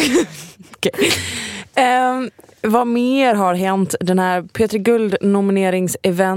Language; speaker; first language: Swedish; native; Swedish